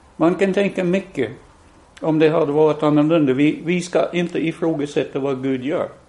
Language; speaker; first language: Swedish; non-native, fluent; English